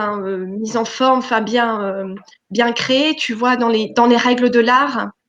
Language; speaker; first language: French; native; French